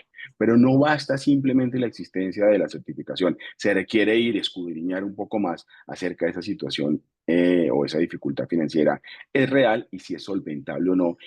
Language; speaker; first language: Spanish; native; Spanish